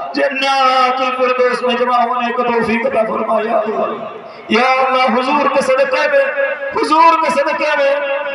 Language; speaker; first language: Urdu; non-native, fluent; Bangla